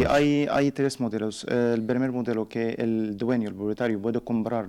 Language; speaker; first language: Spanish; non-native, learner; Arabic